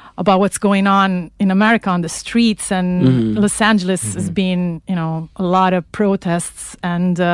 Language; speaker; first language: English; non-native, fluent; Italian